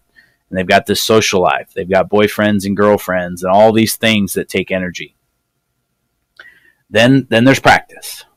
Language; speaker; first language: English; native; English